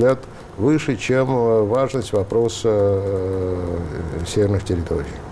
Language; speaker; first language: Russian; native; Russian